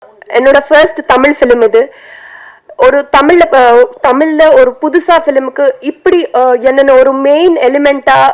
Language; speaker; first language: Tamil; non-native, learner; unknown